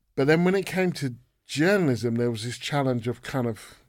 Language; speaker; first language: English; native; English